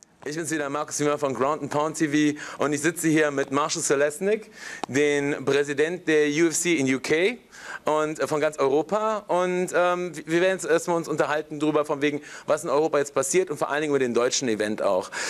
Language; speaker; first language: German; native; German